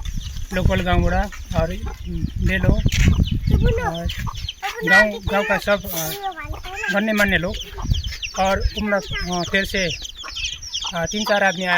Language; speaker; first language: Hindi; non-native, local second language; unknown